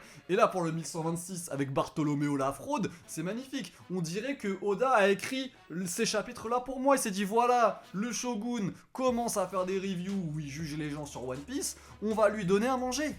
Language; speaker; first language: French; native; French